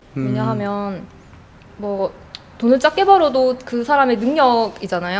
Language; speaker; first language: Korean; native; Korean